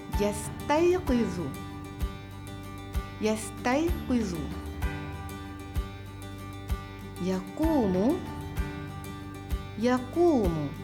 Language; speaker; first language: Arabic; non-native, fluent; Malay